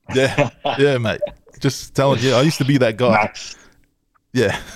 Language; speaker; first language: English; early bilingual, other home language; Tongan